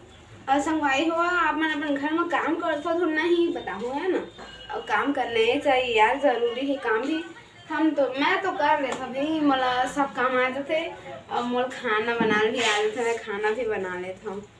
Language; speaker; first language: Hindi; non-native, local second language; Chhattisgarhi